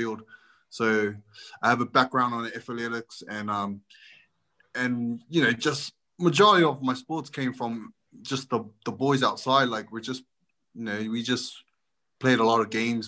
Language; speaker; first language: English; native; English